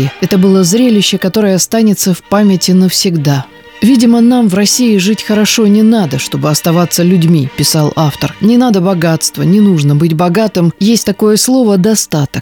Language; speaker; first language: Russian; native; Russian